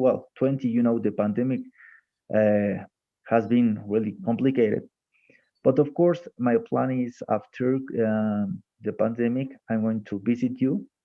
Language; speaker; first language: English; non-native, fluent; Spanish